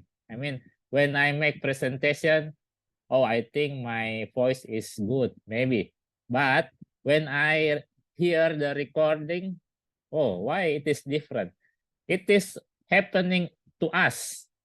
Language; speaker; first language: English; non-native, learner; Indonesian